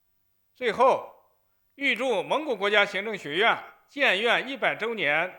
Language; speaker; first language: Chinese; native; Chinese